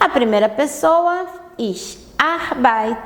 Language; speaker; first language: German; non-native, fluent; Portuguese